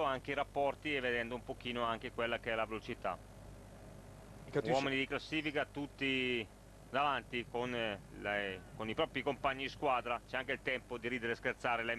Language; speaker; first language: Italian; native; Italian